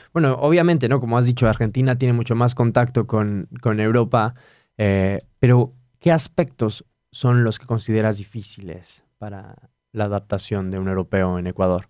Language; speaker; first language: Spanish; native; Spanish